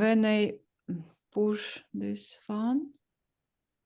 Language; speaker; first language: English; non-native, learner; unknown